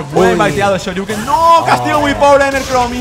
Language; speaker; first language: Spanish; native; Spanish